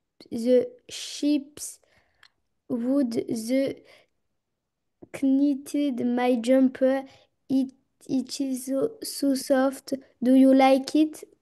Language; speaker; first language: English; non-native, learner; French